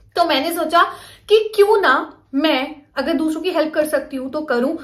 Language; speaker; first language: Hindi; native; Hindi